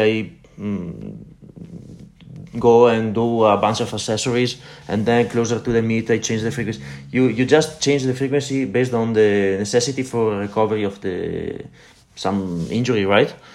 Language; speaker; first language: English; non-native, learner; Italian